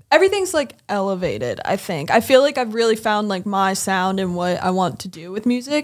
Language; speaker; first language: English; native; English